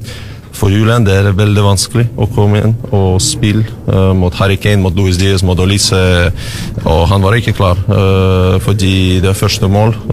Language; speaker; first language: Norwegian; non-native, learner; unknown